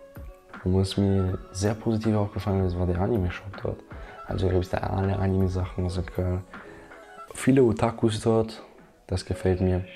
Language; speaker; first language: German; native; German